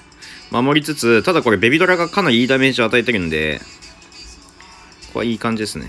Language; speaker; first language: Japanese; native; Japanese